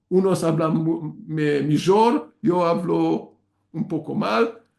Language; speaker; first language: Spanish; non-native, learner; Hungarian